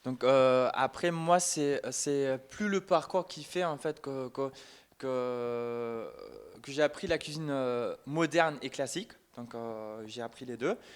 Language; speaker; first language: French; non-native, fluent; German